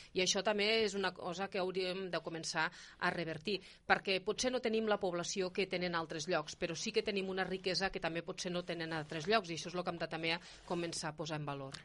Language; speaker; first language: Catalan; native; Catalan